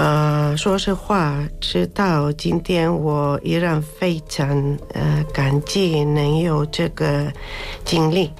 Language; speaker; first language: Chinese; non-native, fluent; Spanish